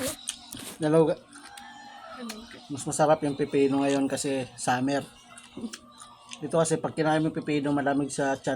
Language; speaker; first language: Filipino; native; Filipino